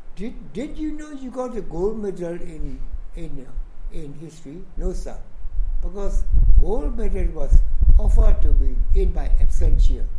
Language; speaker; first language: English; non-native, fluent; Burmese